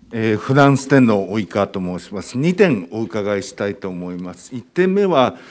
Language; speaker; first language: Japanese; native; Japanese